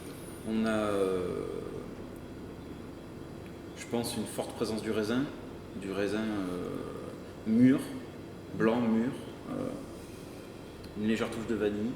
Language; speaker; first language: French; native; French